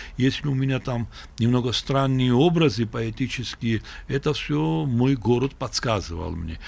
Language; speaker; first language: Russian; non-native, local second language; Georgian